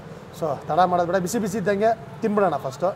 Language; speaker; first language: Kannada; native; Kannada